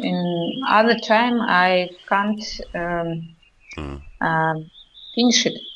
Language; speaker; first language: English; non-native, learner; Russian